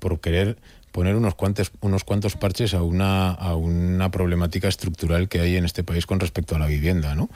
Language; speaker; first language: Spanish; native; Spanish